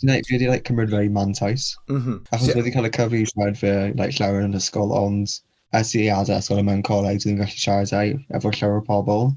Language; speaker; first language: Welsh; non-native, local second language; English